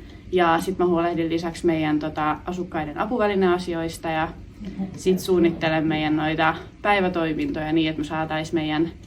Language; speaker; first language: Finnish; native; Finnish